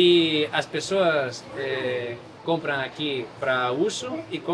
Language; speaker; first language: Portuguese; non-native, learner; Spanish